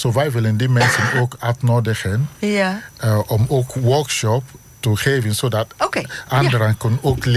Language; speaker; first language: Dutch; non-native, learner; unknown